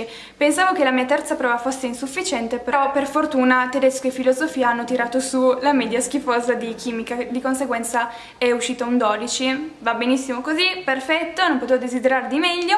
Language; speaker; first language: Italian; native; Italian